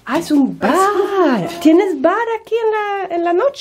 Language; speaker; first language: Spanish; non-native, fluent; Swedish